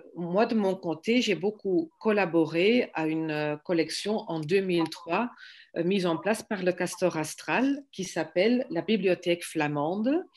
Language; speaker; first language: French; non-native, fluent; Dutch